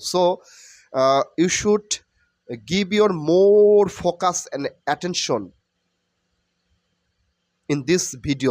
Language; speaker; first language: English; non-native, learner; Bangla